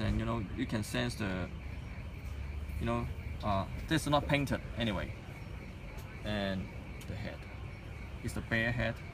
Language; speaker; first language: English; non-native, local second language; Cantonese